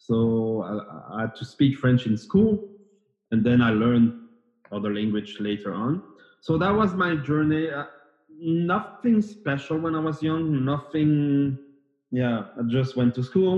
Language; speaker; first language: English; non-native, fluent; French